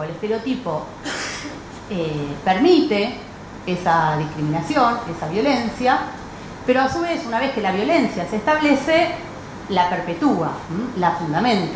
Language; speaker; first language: Spanish; native; Spanish